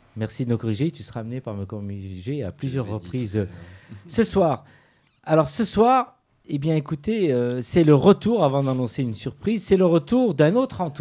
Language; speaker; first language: French; native; French